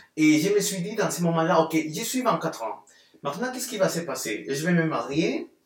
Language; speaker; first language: French; non-native, fluent; Spanish